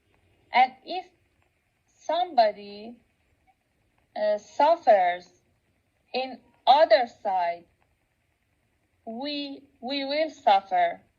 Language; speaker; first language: English; non-native, local second language; Persian